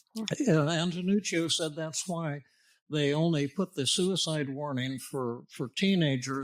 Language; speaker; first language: English; native; English